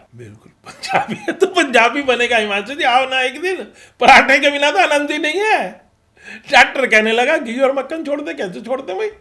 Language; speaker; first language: Hindi; non-native, local second language; Punjabi